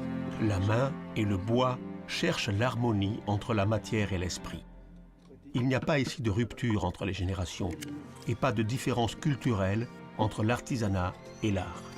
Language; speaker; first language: French; native; French